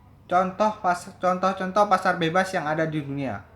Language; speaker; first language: Indonesian; native; Indonesian